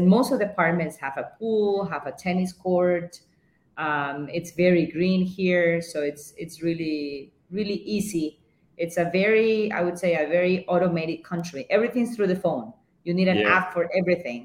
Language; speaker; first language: English; non-native, fluent; Spanish